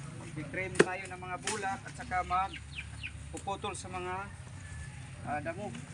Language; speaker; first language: Filipino; non-native, local second language; Cebuano